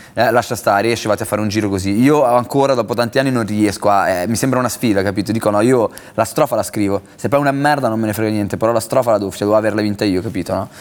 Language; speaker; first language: Italian; native; Italian